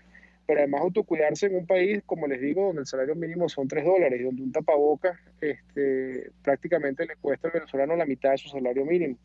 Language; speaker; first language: Spanish; native; Spanish